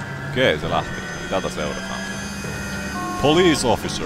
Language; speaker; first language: Finnish; native; Finnish